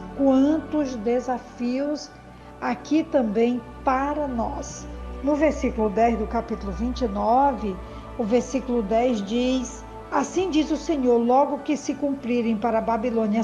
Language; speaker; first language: Portuguese; native; Portuguese